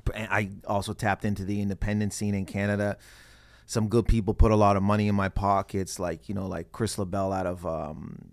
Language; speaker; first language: English; native; English